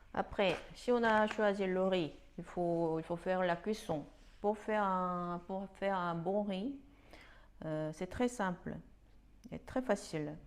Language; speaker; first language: French; non-native, fluent; Korean